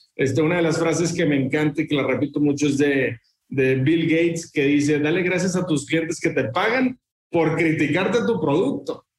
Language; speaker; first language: Spanish; native; Spanish